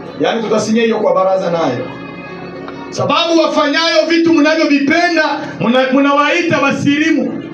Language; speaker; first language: Swahili; non-native, local second language; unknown